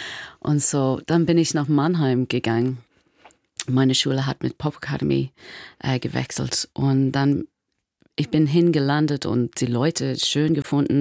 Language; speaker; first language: German; non-native, learner; English